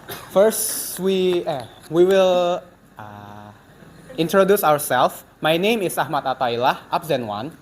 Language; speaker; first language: English; non-native, learner; Indonesian